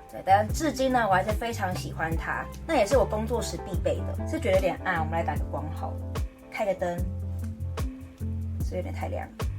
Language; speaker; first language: Chinese; native; Chinese